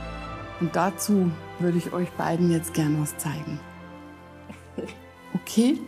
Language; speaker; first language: German; native; German